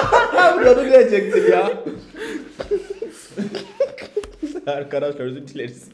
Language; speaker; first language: Turkish; non-native, learner; English